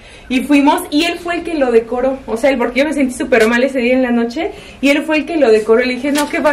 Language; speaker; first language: Spanish; native; Spanish